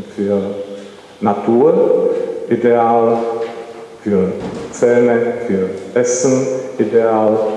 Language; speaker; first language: German; non-native, learner; Czech